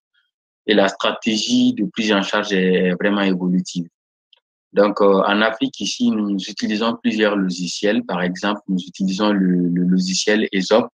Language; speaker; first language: French; non-native, local second language; Bambara